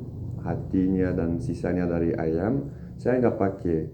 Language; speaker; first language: Indonesian; non-native, fluent; Turkish